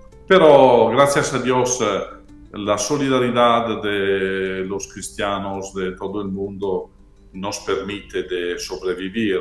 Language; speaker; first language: Spanish; non-native, fluent; Italian